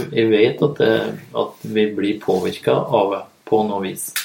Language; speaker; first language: Norwegian; native; Norwegian